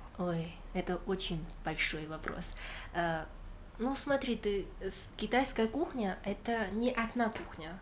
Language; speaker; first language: Russian; non-native, fluent; Chinese